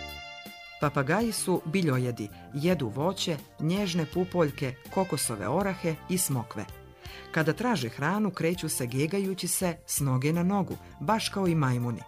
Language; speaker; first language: Croatian; native; Croatian